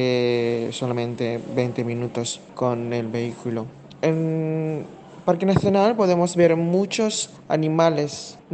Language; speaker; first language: Spanish; non-native, fluent; Indonesian